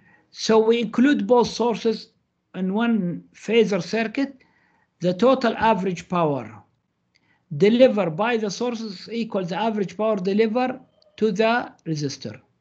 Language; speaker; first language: English; non-native, fluent; Arabic